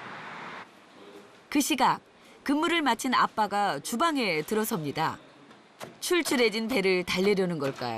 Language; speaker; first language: Korean; native; Korean